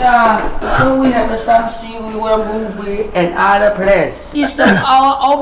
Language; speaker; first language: English; non-native, learner; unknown